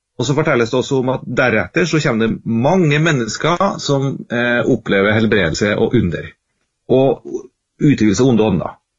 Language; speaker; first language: Norwegian; native; Norwegian